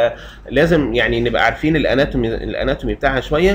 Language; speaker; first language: Arabic; native; Arabic